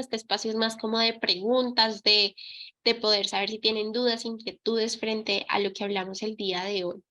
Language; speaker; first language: Spanish; native; Spanish